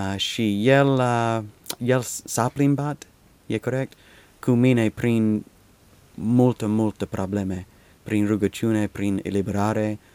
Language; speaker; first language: Romanian; non-native, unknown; English